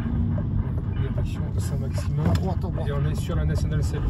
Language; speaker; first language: French; native; French